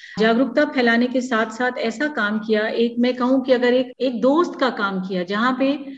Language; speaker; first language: Hindi; native; Hindi